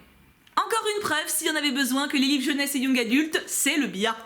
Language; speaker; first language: French; native; French